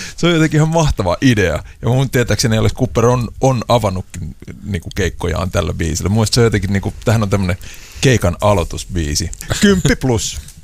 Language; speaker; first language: Finnish; native; Finnish